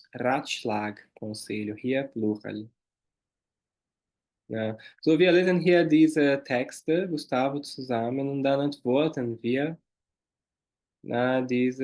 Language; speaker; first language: German; non-native, fluent; Portuguese